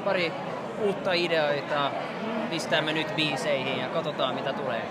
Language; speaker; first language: Finnish; non-native, local second language; Swedish